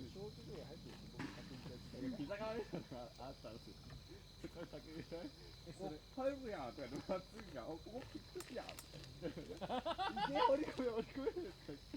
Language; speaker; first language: Japanese; native; Japanese